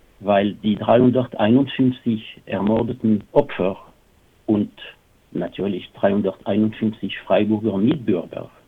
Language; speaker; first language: German; non-native, fluent; French